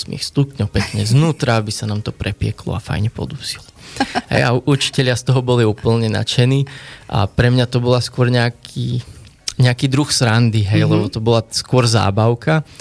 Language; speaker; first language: Slovak; native; Slovak